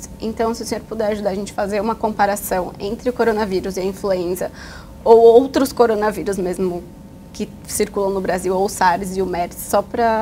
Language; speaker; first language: Portuguese; native; Portuguese